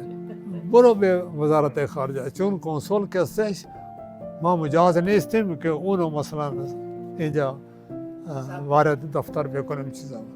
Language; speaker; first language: Persian; non-native, fluent; Urdu